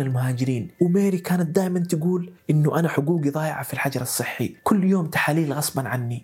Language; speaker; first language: Arabic; native; Arabic